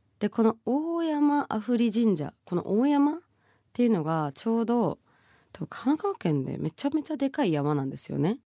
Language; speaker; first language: Japanese; early bilingual, other home language; Bangla